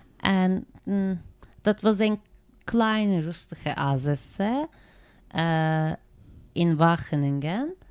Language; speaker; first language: Dutch; non-native, learner; Turkish